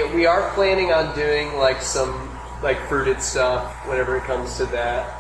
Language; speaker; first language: English; native; English